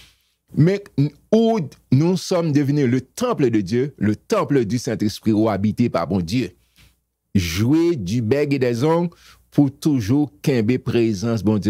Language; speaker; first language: French; non-native, local second language; Haitian Creole